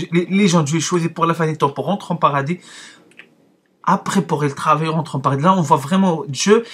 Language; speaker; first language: French; non-native, learner; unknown